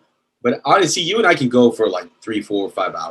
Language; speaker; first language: English; native; English